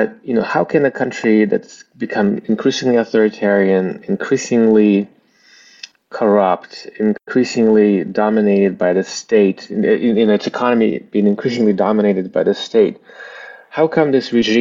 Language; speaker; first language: English; non-native, fluent; Russian